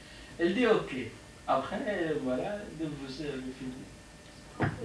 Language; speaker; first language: French; non-native, learner; Arabic